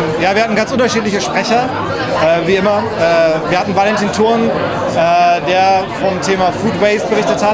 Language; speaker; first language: German; native; German